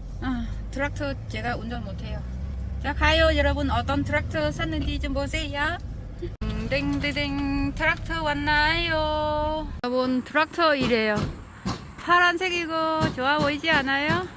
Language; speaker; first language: Korean; non-native, learner; Vietnamese